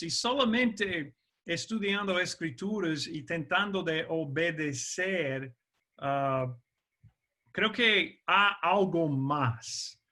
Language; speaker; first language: Spanish; non-native, fluent; English